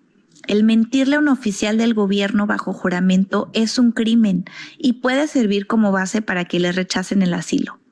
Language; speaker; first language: Spanish; native; Spanish